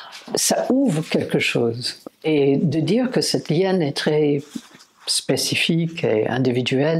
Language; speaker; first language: French; non-native, fluent; English